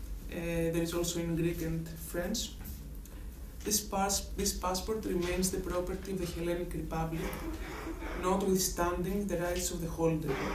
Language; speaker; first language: English; non-native, fluent; Greek